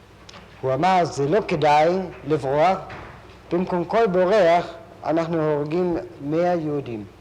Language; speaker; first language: Hebrew; non-native, fluent; German